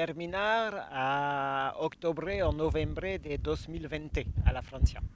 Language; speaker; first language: Spanish; non-native, learner; French